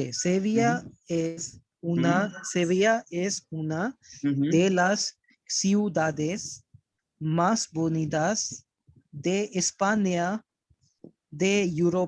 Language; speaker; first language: Spanish; non-native, learner; Hindi